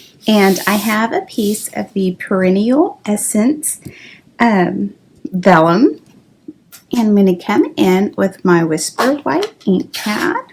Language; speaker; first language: English; native; English